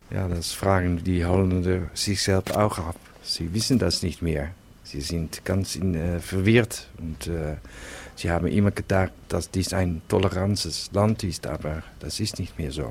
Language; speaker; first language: German; non-native, fluent; Dutch